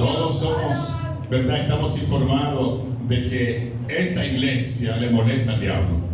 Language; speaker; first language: Spanish; native; Spanish